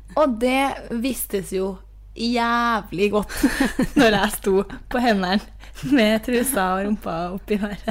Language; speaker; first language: Norwegian; native; Norwegian